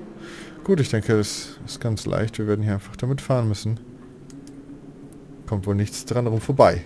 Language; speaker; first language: German; native; German